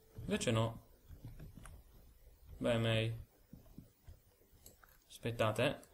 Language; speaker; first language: Italian; native; Italian